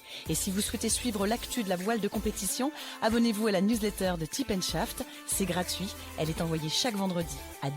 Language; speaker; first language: French; native; French